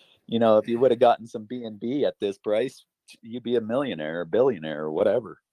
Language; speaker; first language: English; native; English